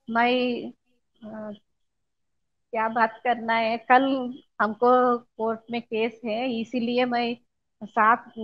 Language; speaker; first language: Hindi; non-native, local second language; Telugu